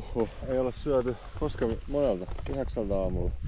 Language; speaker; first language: Finnish; native; Finnish